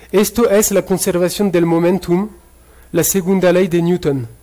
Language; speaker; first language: Spanish; non-native, fluent; French